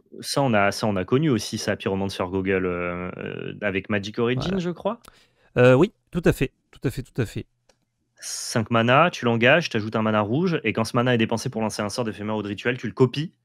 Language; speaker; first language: French; native; French